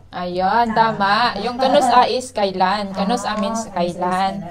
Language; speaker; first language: Filipino; non-native, local second language; Cebuano